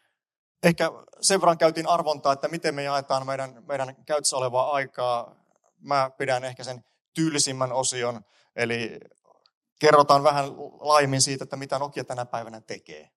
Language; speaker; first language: Finnish; native; Finnish